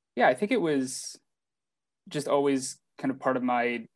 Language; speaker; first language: English; native; English